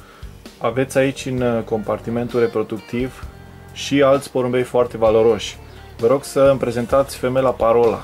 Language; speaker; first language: Romanian; native; Romanian